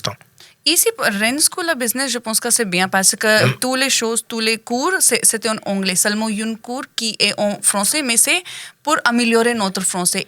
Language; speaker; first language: French; non-native, learner; Hindi